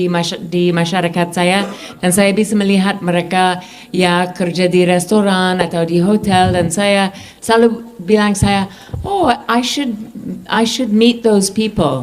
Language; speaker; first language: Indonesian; non-native, fluent; English